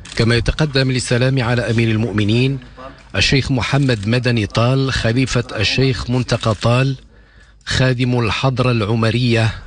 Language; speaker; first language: Arabic; native; Arabic